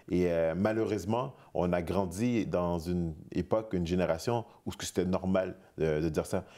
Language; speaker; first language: French; native; French